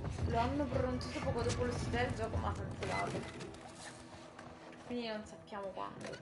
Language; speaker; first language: Italian; native; Italian